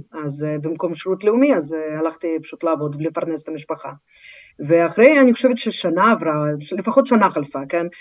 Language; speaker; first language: Hebrew; non-native, fluent; Russian